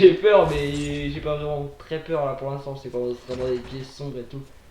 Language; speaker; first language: French; native; French